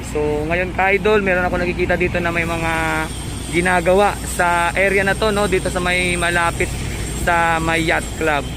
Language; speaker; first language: Filipino; native; Filipino